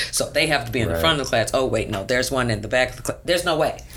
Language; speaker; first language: English; native; English